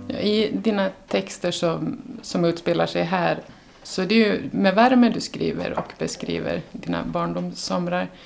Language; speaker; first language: Swedish; native; Swedish